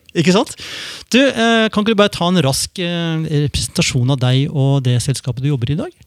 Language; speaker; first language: Norwegian; native; Norwegian